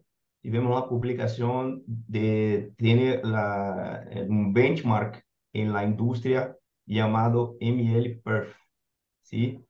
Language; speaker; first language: Spanish; non-native, fluent; Portuguese